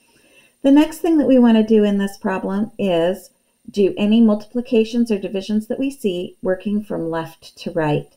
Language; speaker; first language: English; native; English